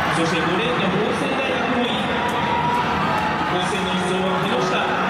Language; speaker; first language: Japanese; native; Japanese